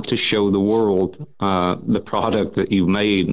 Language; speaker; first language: English; native; English